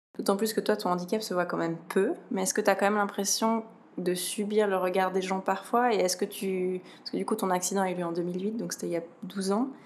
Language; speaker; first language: French; native; French